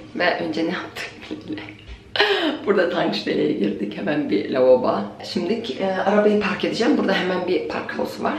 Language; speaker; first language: Turkish; early bilingual, heritage; Turkish